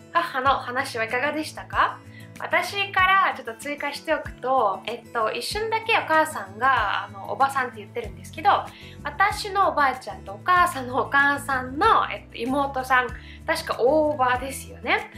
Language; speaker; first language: Japanese; non-native, fluent; Russian